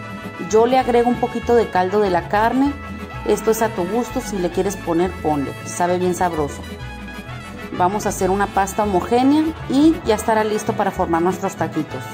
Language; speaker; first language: Spanish; native; Spanish